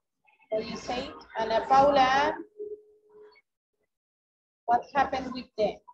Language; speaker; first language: English; non-native, fluent; Spanish